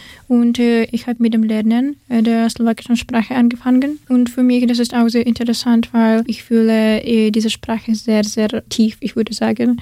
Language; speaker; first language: German; non-native, fluent; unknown